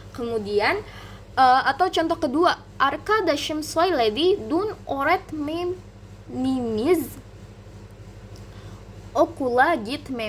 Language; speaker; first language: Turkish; non-native, learner; Indonesian